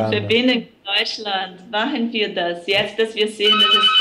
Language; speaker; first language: German; non-native, fluent; Portuguese